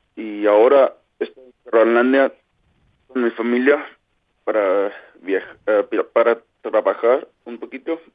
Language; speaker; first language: Spanish; non-native, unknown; Kalaallisut